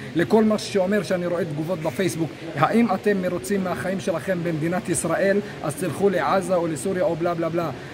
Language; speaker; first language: Hebrew; non-native, local second language; Arabic